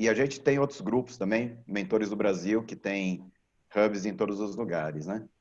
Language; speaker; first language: Portuguese; native; Portuguese